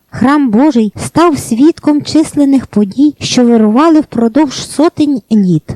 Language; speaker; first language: Ukrainian; native; Ukrainian